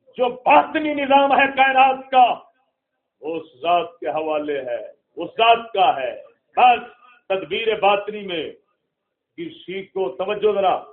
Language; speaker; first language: Urdu; non-native, local second language; Punjabi